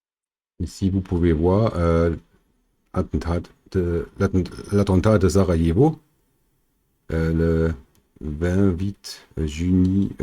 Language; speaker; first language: French; non-native, fluent; German